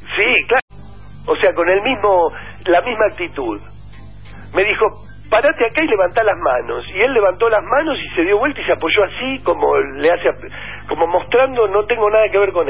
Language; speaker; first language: Spanish; native; Spanish